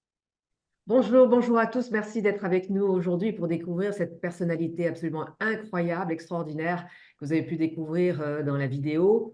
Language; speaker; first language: French; native; French